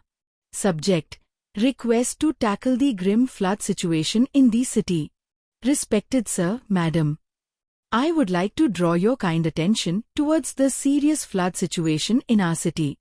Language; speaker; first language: English; non-native, fluent; Hindi